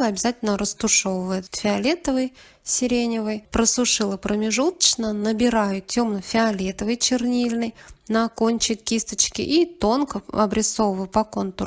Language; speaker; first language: Russian; native; Russian